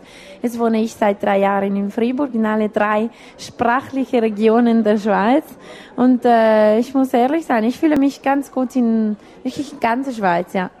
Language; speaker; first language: German; non-native, local second language; Italian